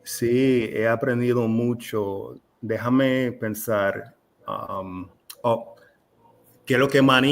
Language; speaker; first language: Spanish; non-native, fluent; English